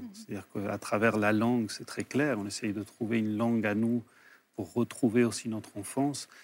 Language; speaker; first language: French; early bilingual, other home language; Spanish